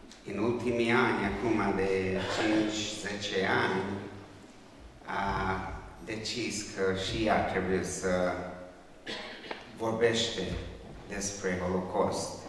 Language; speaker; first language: Romanian; non-native, local second language; Hungarian